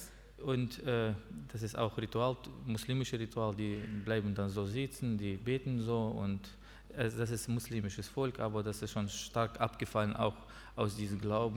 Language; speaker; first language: German; non-native, learner; Russian